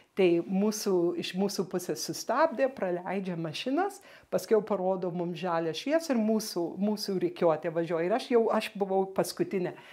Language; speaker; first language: Lithuanian; early bilingual, heritage; Lithuanian